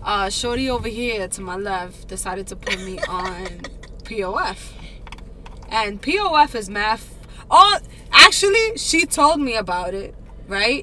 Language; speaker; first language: English; early bilingual, other home language; Spanish